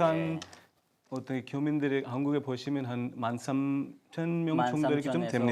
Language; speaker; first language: Korean; non-native, fluent; Urdu